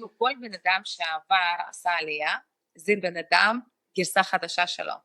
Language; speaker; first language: Hebrew; non-native, fluent; Russian